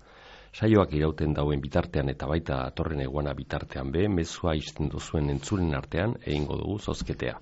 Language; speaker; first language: Basque; native; Basque